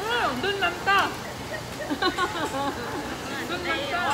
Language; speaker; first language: Korean; non-native, learner; Filipino